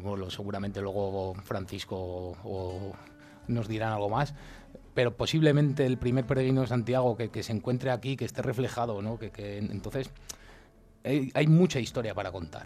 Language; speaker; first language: Spanish; native; Spanish